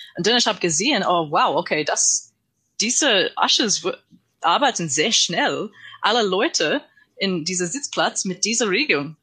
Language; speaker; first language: German; non-native, learner; English